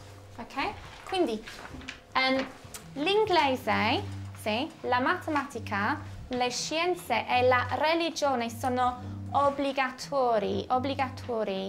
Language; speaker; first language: Italian; non-native, fluent; English